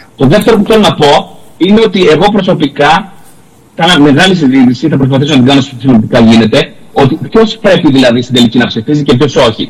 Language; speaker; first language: Greek; native; Greek